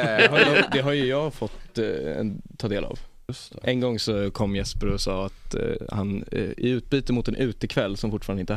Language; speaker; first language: Swedish; native; Swedish